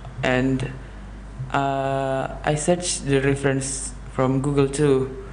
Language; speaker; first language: English; non-native, learner; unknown